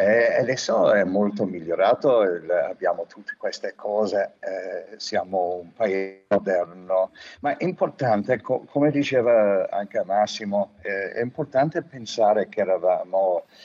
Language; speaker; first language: Italian; non-native, fluent; English